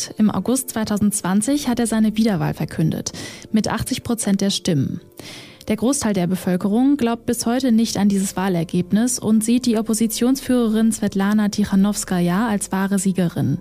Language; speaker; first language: German; native; German